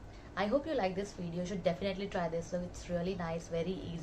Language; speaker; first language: English; non-native, local second language; Hindi